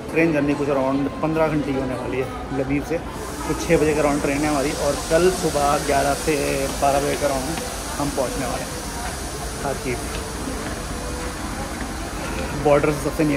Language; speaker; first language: Hindi; native; Hindi